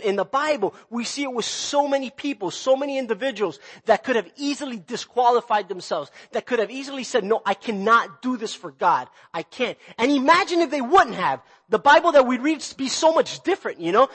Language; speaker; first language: English; native; English